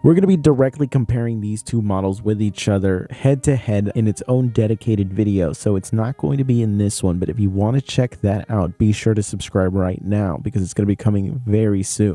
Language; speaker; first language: English; native; English